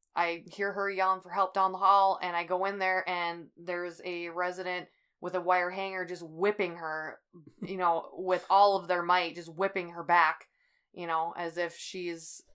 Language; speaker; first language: English; native; English